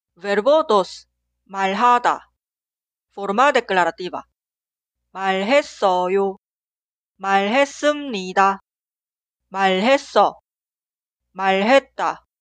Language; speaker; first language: Korean; non-native, fluent; Spanish